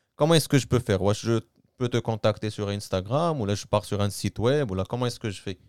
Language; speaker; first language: French; non-native, local second language; Arabic